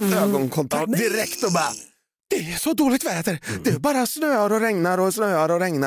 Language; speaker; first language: Swedish; native; Swedish